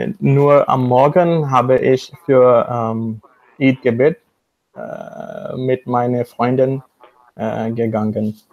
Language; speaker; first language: German; non-native, learner; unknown